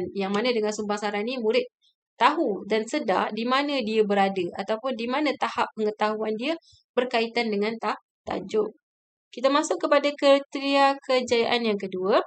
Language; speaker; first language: Malay; native; Malay